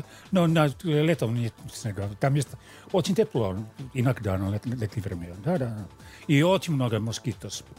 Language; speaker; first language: Russian; non-native, learner; Finnish